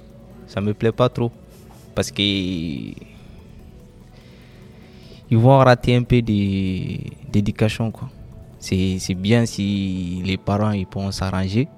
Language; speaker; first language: French; non-native, local second language; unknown